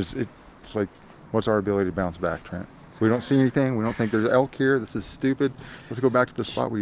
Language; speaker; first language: English; native; English